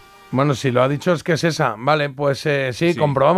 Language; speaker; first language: Spanish; native; Spanish